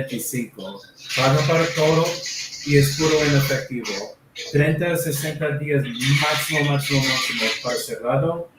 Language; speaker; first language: Spanish; non-native, learner; English